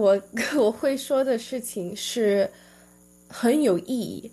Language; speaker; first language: Chinese; early bilingual, heritage; Chinese